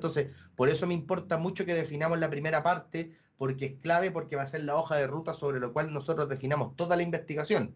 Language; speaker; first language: Spanish; native; Spanish